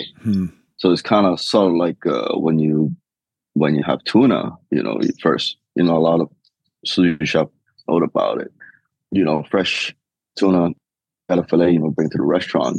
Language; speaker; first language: English; non-native, local second language; Cantonese